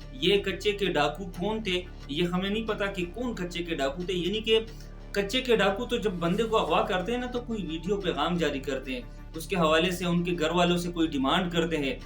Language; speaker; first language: Urdu; non-native, local second language; Pashto